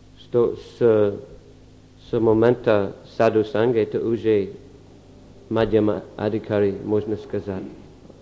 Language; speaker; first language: Russian; non-native, fluent; English